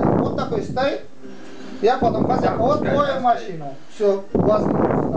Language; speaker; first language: Russian; non-native, learner; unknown